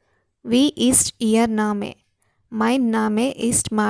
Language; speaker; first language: German; non-native, fluent; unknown